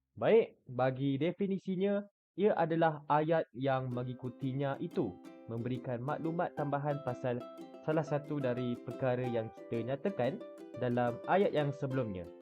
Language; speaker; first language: Malay; native; Malay